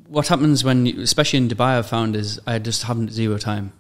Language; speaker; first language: English; native; English